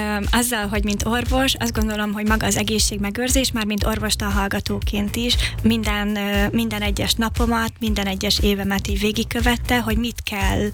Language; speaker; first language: Hungarian; native; Hungarian